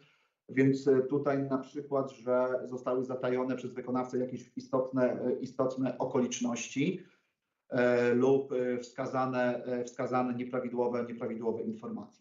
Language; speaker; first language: Polish; native; Polish